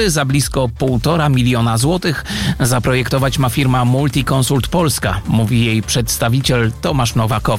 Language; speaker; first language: Polish; native; Polish